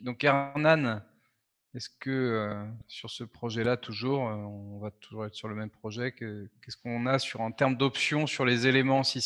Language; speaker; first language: French; native; French